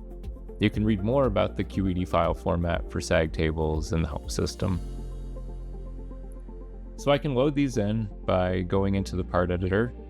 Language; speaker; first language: English; native; English